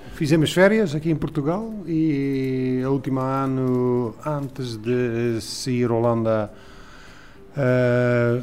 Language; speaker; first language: Portuguese; non-native, learner; Dutch